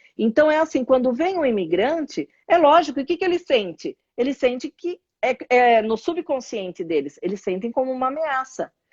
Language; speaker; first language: Portuguese; native; Portuguese